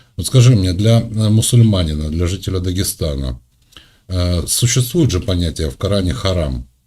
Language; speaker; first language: Russian; native; Russian